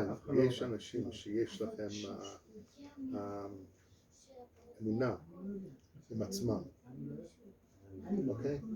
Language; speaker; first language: Hebrew; non-native, learner; English